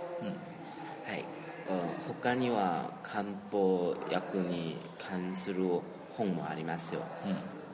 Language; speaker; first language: Japanese; non-native, learner; Chinese